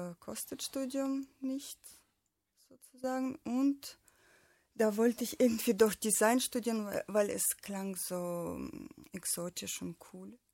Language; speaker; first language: German; non-native, fluent; Russian